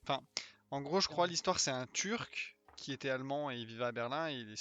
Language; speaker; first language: French; native; French